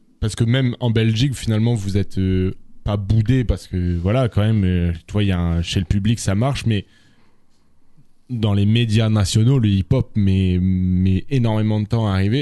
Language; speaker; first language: French; native; French